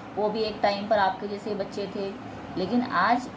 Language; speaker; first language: Hindi; non-native, local second language; Marathi